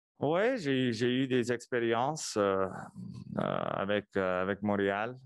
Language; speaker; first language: French; non-native, local second language; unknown